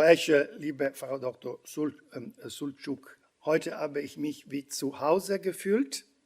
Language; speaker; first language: German; non-native, fluent; Italian